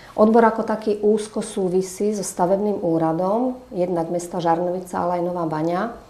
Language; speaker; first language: Slovak; native; Slovak